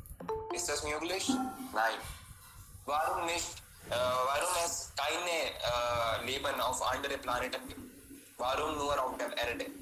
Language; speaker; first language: German; non-native, learner; Hindi